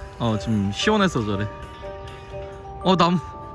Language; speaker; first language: Korean; native; Korean